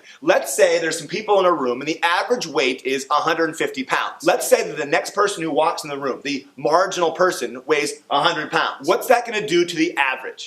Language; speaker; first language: English; native; English